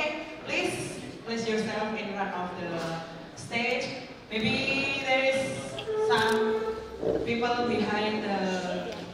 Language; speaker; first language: English; non-native, learner; Indonesian